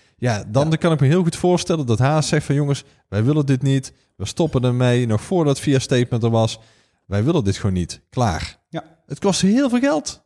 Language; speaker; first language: Dutch; native; Dutch